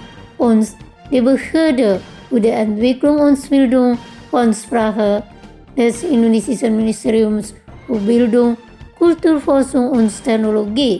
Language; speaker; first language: German; non-native, fluent; Indonesian